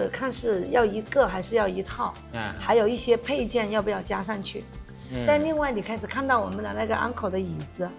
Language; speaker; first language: Chinese; native; Chinese